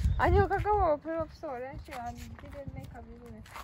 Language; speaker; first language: Korean; non-native, learner; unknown